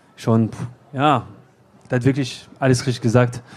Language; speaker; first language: German; non-native, learner; French